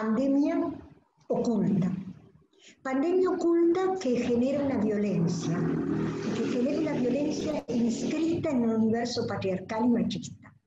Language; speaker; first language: Spanish; native; Spanish